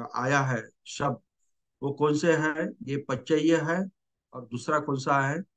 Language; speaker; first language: Hindi; non-native, local second language; Marathi